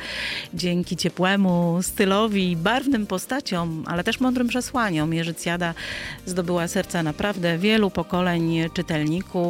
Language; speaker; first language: Polish; native; Polish